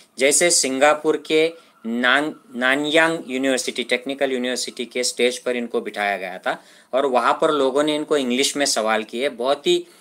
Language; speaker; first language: Hindi; non-native, local second language; Marathi